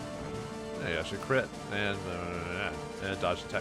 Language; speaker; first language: English; native; English